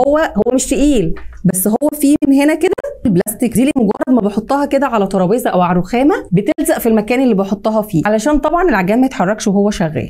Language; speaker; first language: Arabic; native; Arabic